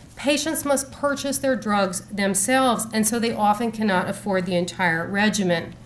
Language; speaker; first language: English; native; English